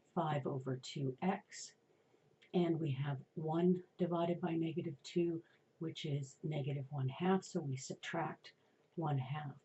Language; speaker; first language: English; native; English